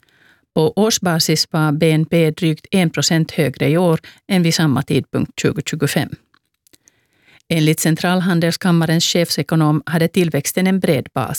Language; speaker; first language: Swedish; native; Swedish